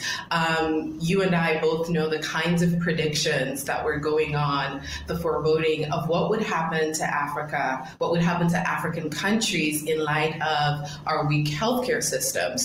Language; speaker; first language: English; non-native, local second language; Krio